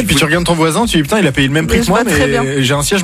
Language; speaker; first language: French; native; French